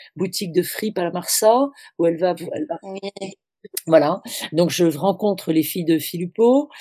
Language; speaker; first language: French; native; French